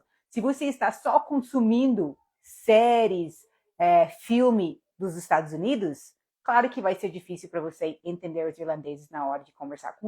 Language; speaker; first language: Portuguese; non-native, fluent; English